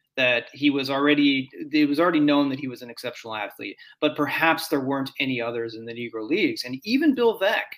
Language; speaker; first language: English; native; English